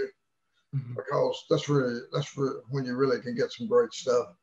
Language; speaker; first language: English; native; English